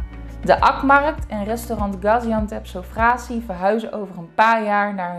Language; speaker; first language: Dutch; native; Dutch